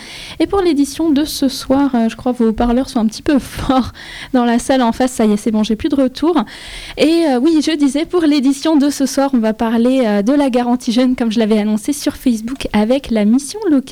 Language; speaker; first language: French; native; French